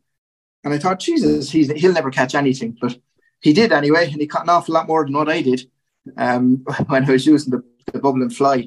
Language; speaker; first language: English; native; English